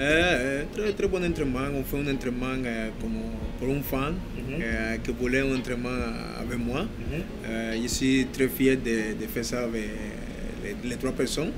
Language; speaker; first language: French; non-native, learner; Spanish